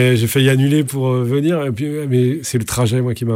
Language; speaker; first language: French; native; French